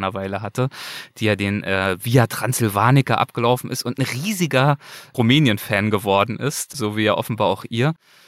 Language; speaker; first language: German; native; German